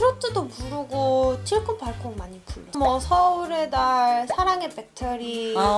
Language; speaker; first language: Korean; non-native, fluent; Spanish